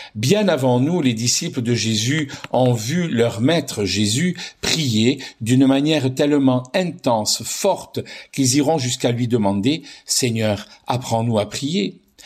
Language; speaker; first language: French; native; French